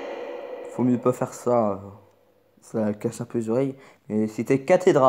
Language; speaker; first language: French; native; French